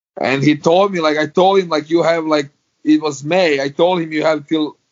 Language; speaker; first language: English; non-native, fluent; Croatian